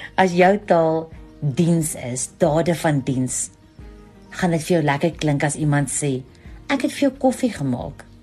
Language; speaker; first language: Afrikaans; native; Afrikaans